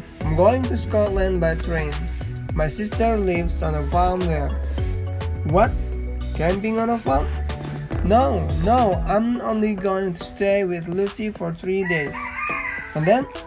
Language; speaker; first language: English; non-native, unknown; Indonesian